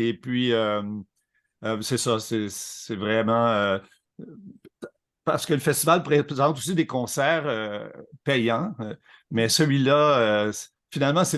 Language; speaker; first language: French; native; French